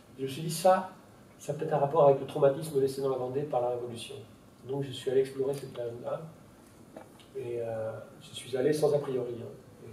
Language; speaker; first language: French; non-native, local second language; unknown